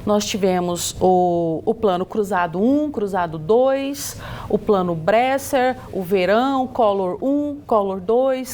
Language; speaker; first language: Portuguese; native; Portuguese